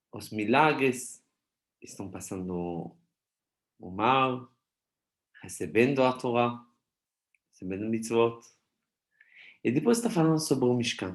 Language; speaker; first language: Portuguese; non-native, fluent; Hebrew